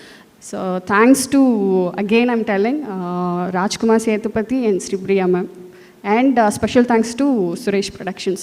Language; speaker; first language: Telugu; non-native, fluent; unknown